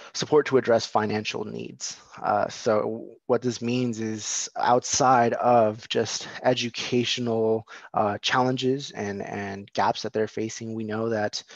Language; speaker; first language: English; native; English